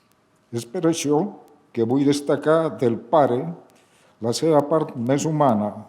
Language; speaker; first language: Catalan; early bilingual, heritage; Catalan